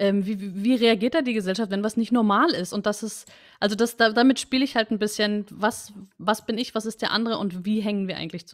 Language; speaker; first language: German; native; German